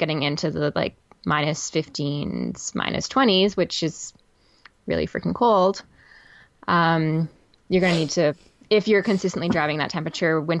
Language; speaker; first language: English; native; English